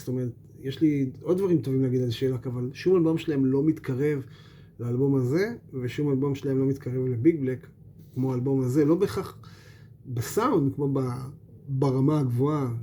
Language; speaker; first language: Hebrew; native; Hebrew